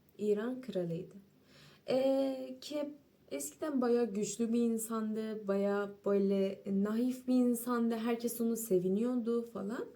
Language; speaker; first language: Turkish; non-native, fluent; Persian